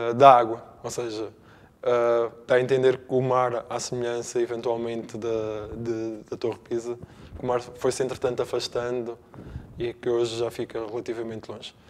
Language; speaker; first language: Portuguese; native; Portuguese